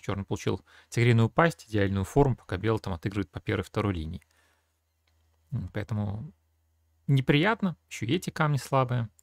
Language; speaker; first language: Russian; native; Russian